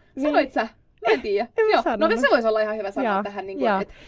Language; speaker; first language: Finnish; non-native, local second language; Swedish